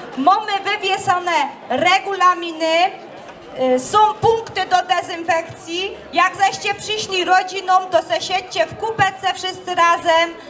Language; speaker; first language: Polish; native; Polish